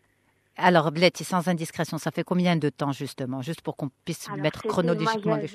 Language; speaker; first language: French; non-native, local second language; Arabic